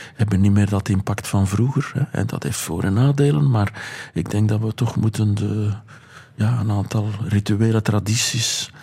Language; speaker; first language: Dutch; native; Dutch